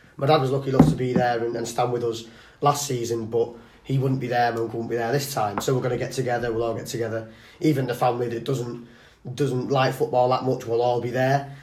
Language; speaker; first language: English; native; English